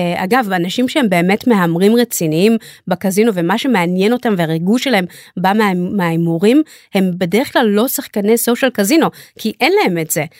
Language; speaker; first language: Hebrew; native; Hebrew